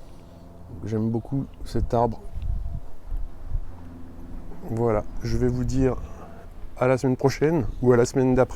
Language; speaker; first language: French; native; French